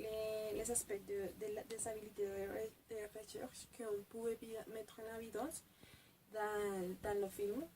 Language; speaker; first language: French; non-native, fluent; Spanish